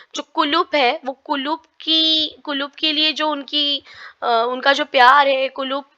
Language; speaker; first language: Hindi; non-native, local second language; Marathi